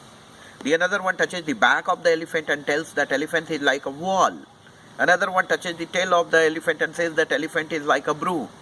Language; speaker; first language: English; non-native, local second language; Hindi